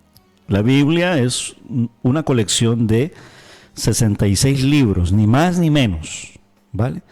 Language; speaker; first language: Spanish; native; Spanish